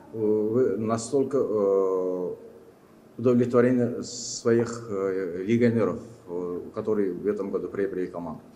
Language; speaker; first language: Russian; non-native, local second language; Uzbek